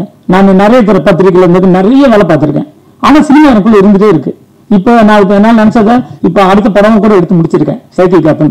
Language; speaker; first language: Tamil; native; Tamil